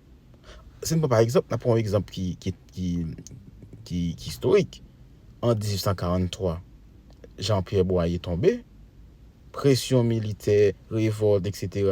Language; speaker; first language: French; non-native, local second language; Haitian Creole